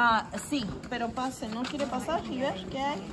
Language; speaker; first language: Spanish; early bilingual, heritage; Spanish